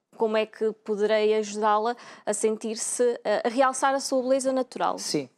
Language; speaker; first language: Portuguese; native; Portuguese